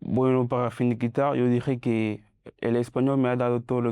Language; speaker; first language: Spanish; non-native, fluent; French